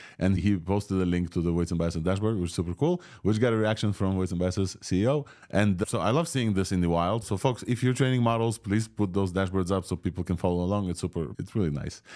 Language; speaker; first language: English; non-native, fluent; Russian